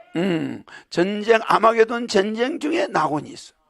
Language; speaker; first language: Korean; native; Korean